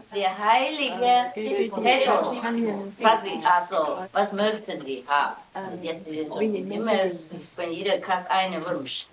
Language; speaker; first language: German; non-native, learner; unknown